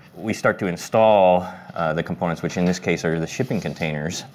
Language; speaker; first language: English; native; English